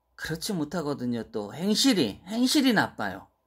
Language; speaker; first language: Korean; native; Korean